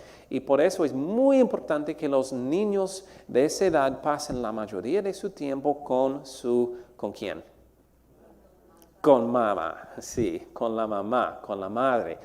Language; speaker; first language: Spanish; non-native, fluent; English